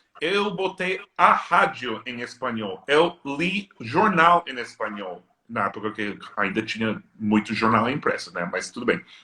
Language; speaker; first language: Portuguese; non-native, fluent; English